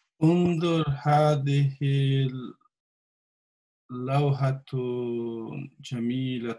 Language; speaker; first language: Arabic; non-native, learner; English